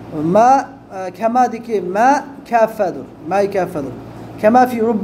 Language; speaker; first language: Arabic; non-native, fluent; Uyghur